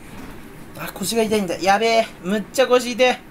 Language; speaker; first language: Japanese; native; Japanese